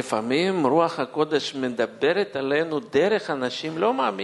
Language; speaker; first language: Hebrew; non-native, fluent; Russian